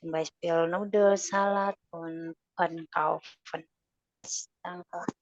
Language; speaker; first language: German; non-native, learner; Indonesian